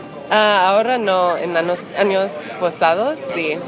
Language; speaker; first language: Spanish; non-native, learner; English